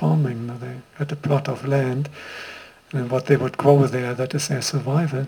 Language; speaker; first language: English; non-native, fluent; German